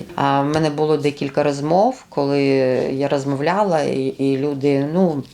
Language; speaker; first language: Ukrainian; native; Ukrainian